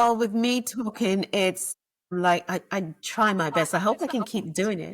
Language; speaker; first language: English; native; English